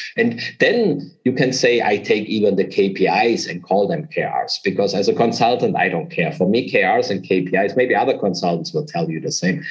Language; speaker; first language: English; non-native, fluent; German